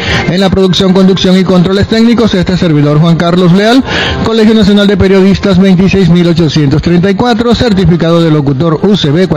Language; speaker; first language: Spanish; native; Spanish